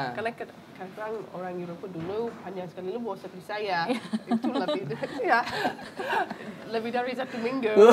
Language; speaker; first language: Indonesian; non-native, fluent; English